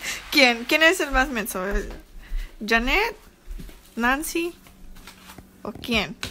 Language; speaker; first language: Spanish; early bilingual, heritage; Spanish